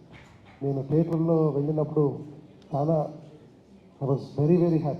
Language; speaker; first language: Telugu; native; Telugu